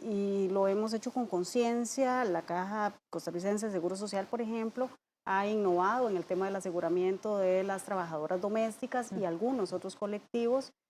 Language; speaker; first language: Spanish; native; Spanish